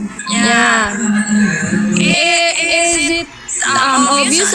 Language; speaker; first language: English; non-native, learner; Filipino